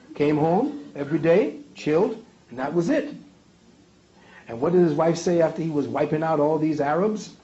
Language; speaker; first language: English; native; English